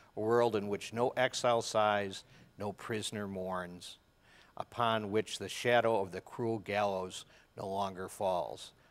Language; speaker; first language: English; native; English